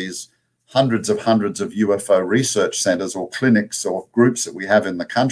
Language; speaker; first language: English; native; English